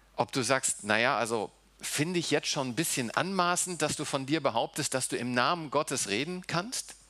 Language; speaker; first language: German; early bilingual, heritage; German